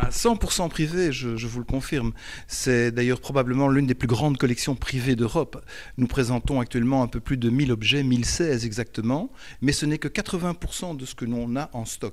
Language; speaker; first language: French; native; French